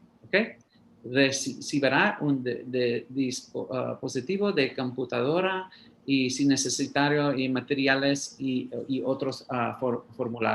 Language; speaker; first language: Spanish; early bilingual, heritage; English